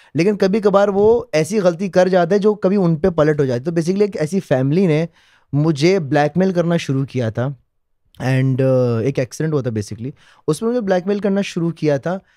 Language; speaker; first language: Urdu; native; Urdu